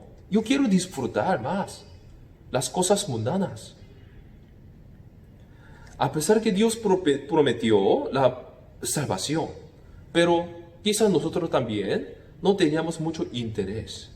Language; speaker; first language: Spanish; non-native, fluent; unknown